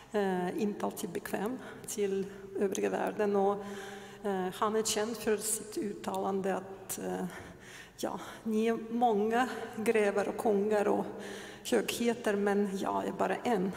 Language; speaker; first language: Swedish; non-native, fluent; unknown